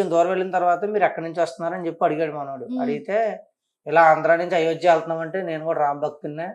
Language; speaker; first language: Telugu; native; Telugu